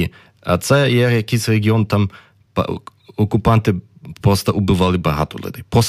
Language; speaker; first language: Ukrainian; early bilingual, heritage; German